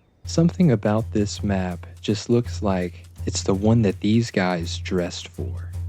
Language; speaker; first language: English; native; English